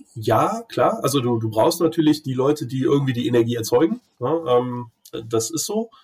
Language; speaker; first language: German; native; German